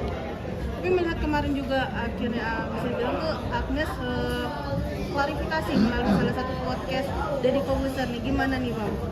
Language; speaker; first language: Indonesian; native; Indonesian